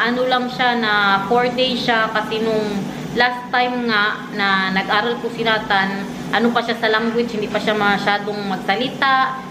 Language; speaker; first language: Filipino; non-native, local second language; Cebuano